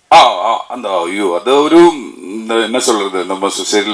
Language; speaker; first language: Tamil; non-native, learner; Malayalam